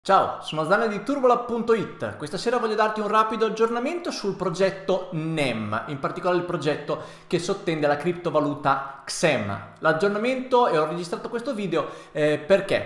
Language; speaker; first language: Italian; native; Italian